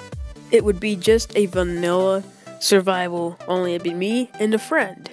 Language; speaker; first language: English; native; English